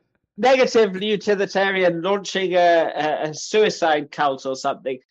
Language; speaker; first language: English; native; English